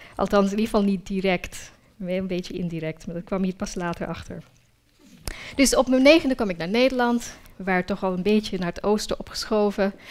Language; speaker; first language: Dutch; early bilingual, other home language; Urdu